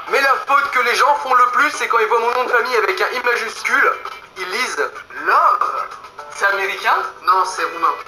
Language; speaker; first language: French; native; French